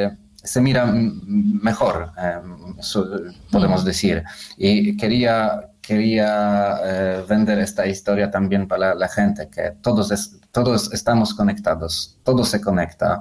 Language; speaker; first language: Spanish; non-native, learner; Polish